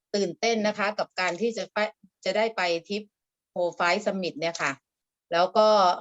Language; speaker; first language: Thai; native; Thai